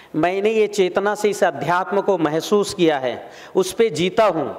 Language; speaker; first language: Hindi; native; Hindi